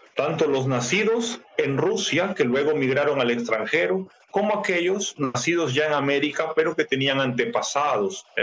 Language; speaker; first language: Spanish; native; Spanish